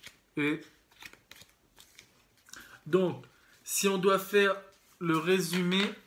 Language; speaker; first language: French; native; French